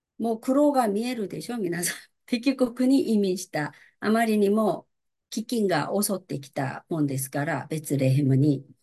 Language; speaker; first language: Japanese; native; Japanese